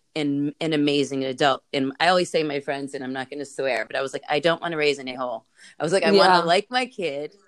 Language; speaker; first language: English; native; English